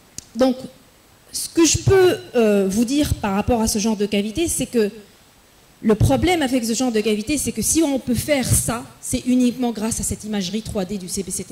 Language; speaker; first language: French; non-native, local second language; Arabic